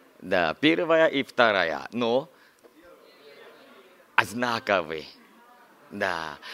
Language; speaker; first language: Russian; non-native, learner; Korean